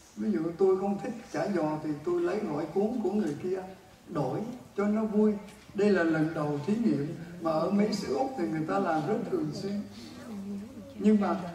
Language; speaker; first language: Vietnamese; native; Vietnamese